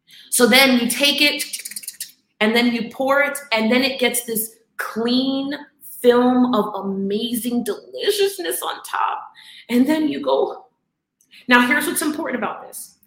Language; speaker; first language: English; early bilingual, other home language; Spanish